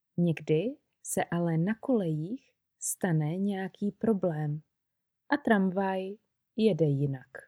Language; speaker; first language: Czech; native; Czech